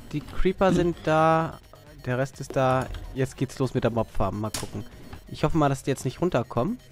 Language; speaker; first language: German; native; German